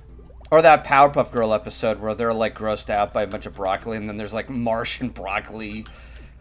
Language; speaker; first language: English; native; English